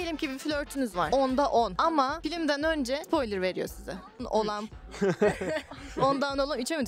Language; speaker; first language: Turkish; native; Turkish